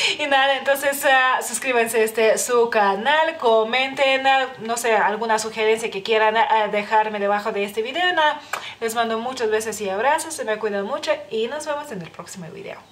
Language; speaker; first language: Spanish; non-native, fluent; Lithuanian